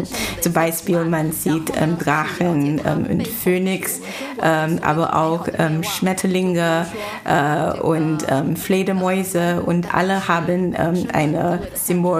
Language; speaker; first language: German; non-native, fluent; Chinese